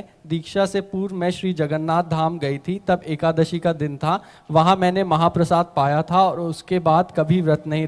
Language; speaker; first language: Hindi; native; Hindi